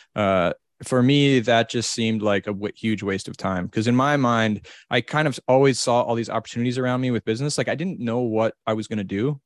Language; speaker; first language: English; native; English